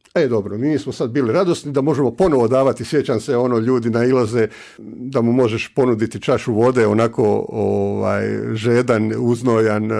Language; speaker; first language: Croatian; native; Croatian